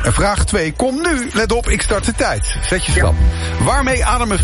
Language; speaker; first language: Dutch; native; Dutch